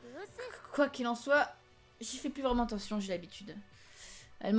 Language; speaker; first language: French; native; French